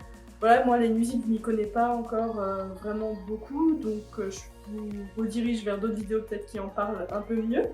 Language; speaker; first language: French; native; French